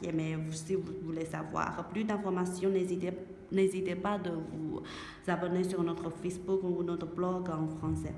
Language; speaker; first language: French; non-native, learner; Chinese